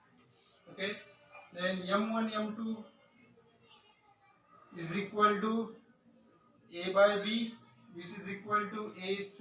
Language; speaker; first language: English; non-native, local second language; Marathi